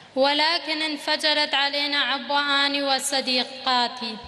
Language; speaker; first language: Arabic; non-native, local second language; Kurdish